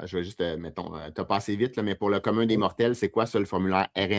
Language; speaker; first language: French; native; French